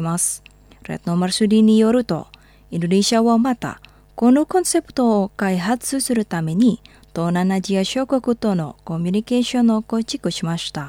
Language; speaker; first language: Japanese; non-native, fluent; Indonesian